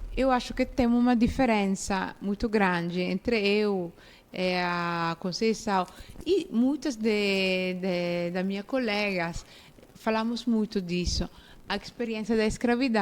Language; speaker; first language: Portuguese; non-native, fluent; Italian